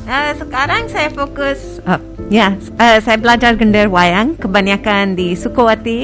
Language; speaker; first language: Indonesian; non-native, fluent; English